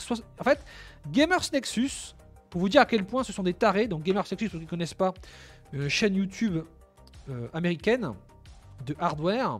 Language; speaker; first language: French; native; French